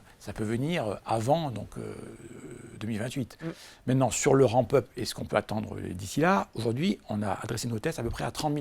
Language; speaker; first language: French; native; French